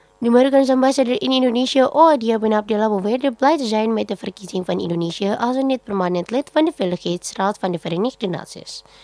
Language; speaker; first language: Dutch; non-native, fluent; Indonesian